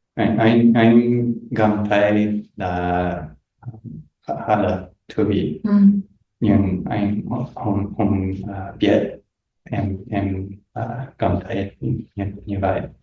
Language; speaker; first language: Vietnamese; non-native, learner; English